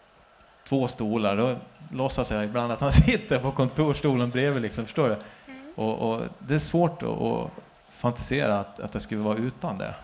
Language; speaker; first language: Swedish; native; Swedish